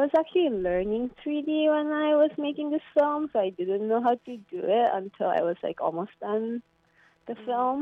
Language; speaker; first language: English; non-native, fluent; Japanese